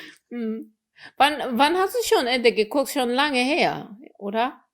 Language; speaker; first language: German; non-native, fluent; Korean